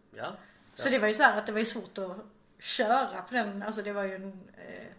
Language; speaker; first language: Swedish; native; Swedish